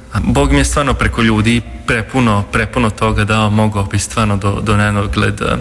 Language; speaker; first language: Bosnian; non-native, local second language; Hungarian